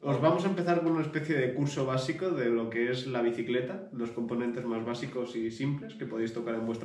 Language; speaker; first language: Spanish; native; Spanish